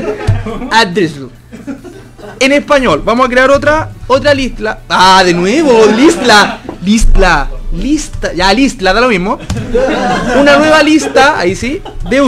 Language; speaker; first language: Spanish; native; Spanish